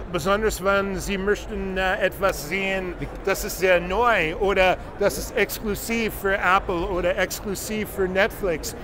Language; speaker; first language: German; non-native, fluent; English